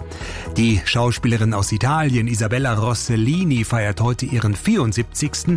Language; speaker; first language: German; native; German